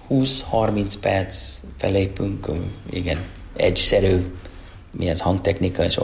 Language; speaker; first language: Hungarian; non-native, learner; English